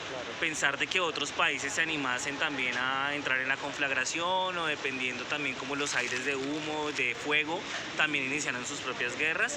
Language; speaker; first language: Spanish; native; Spanish